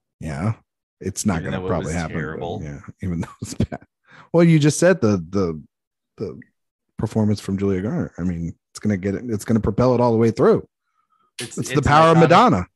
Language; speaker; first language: English; native; English